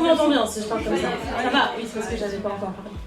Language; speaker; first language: French; native; French